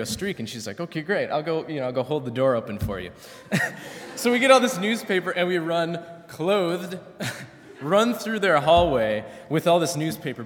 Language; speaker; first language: English; native; English